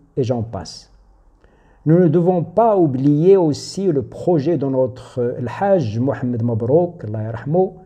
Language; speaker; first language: French; non-native, local second language; Arabic